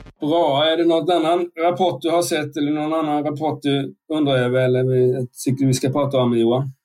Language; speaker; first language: Swedish; native; Swedish